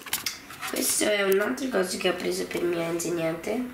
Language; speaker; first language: Italian; early bilingual, heritage; Italian